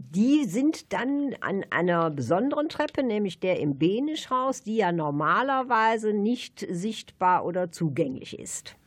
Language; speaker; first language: German; native; German